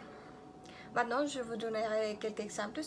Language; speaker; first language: French; non-native, learner; Spanish